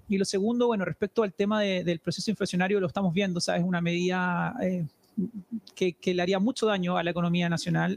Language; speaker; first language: Spanish; native; Spanish